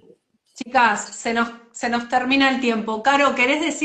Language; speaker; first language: Spanish; native; Spanish